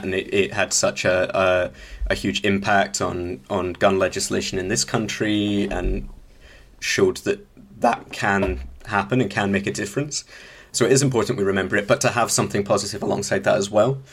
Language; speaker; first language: English; native; English